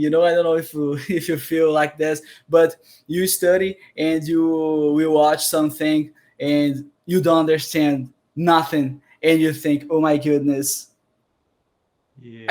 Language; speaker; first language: English; non-native, learner; Portuguese